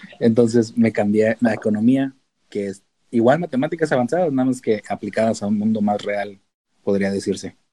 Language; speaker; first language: Spanish; native; Spanish